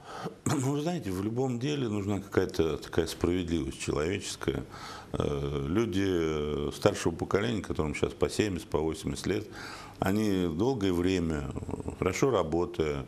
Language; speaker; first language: Russian; native; Russian